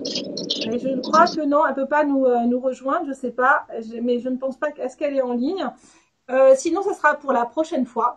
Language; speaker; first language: French; native; French